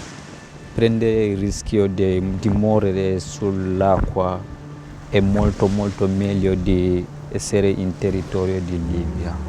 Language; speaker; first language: Italian; non-native, fluent; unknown